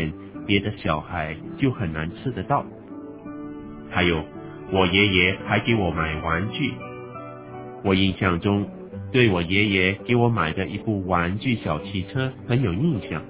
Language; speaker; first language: Chinese; native; Chinese